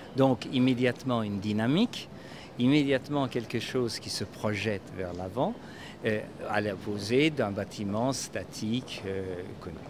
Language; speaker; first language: French; native; French